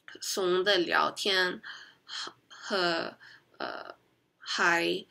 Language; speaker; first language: Chinese; non-native, learner; Korean